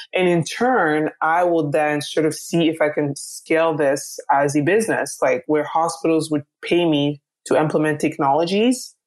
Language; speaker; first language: English; early bilingual, other home language; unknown